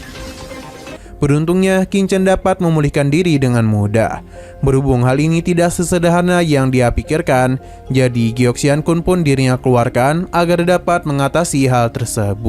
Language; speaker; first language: Indonesian; native; Indonesian